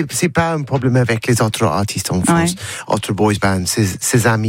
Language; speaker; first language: French; non-native, learner; English